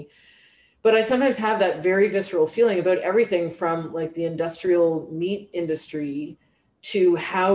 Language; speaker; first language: English; native; English